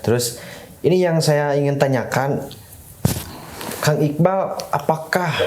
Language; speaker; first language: Indonesian; native; Indonesian